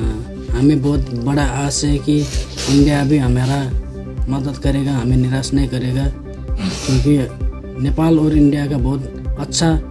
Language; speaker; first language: Hindi; non-native, learner; Nepali